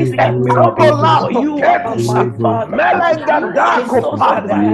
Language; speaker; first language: English; non-native, local second language; Yoruba